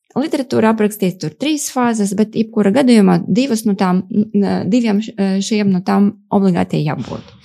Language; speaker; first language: Latvian; non-native, local second language; Russian